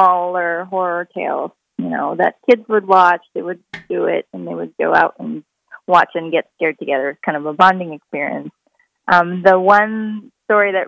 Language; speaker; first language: English; non-native, local second language; Filipino